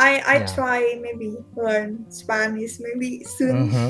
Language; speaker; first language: English; non-native, learner; Indonesian